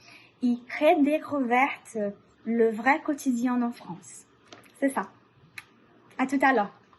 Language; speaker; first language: French; non-native, learner; Portuguese